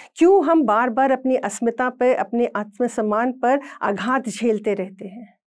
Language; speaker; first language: Hindi; native; Hindi